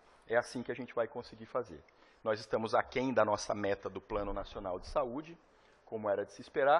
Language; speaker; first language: Portuguese; native; Portuguese